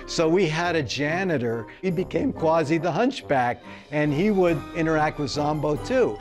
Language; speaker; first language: English; native; English